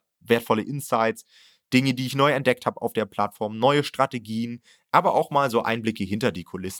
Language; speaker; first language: German; native; German